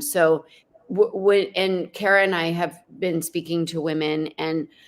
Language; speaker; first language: English; native; English